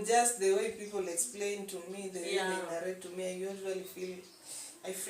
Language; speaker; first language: English; non-native, local second language; Swahili